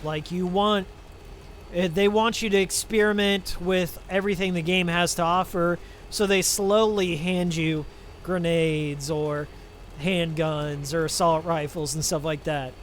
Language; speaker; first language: English; native; English